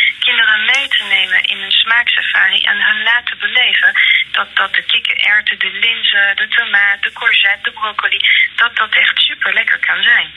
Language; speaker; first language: Dutch; non-native, fluent; French